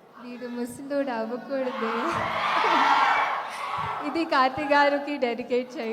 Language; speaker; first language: Telugu; non-native, fluent; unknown